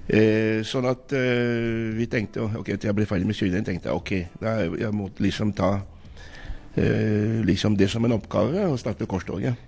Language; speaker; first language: Norwegian; non-native, fluent; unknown